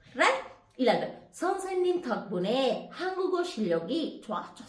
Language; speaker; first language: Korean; non-native, fluent; Sinhala